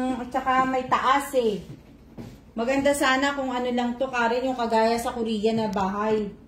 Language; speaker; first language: Filipino; native; Filipino